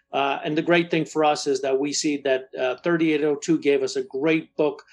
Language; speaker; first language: English; native; English